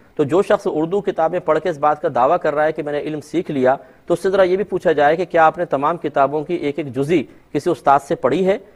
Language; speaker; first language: Urdu; native; Urdu